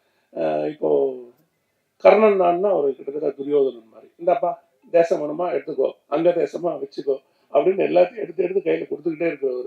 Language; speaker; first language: Tamil; native; Tamil